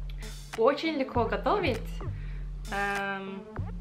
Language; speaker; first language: Russian; non-native, learner; English